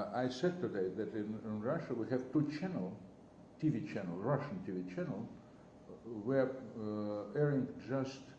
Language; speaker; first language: English; non-native, learner; Russian